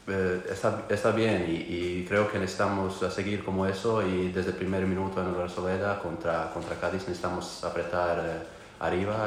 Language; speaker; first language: Spanish; non-native, learner; Croatian